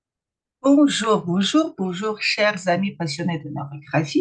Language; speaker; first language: French; non-native, fluent; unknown